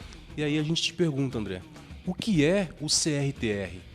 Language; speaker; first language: Portuguese; native; Portuguese